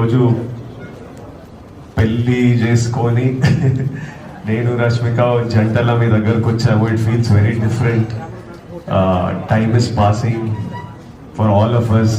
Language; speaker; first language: Telugu; native; Telugu